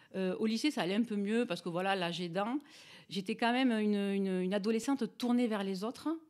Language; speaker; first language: French; native; French